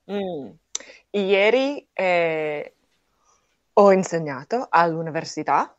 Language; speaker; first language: Italian; non-native, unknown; English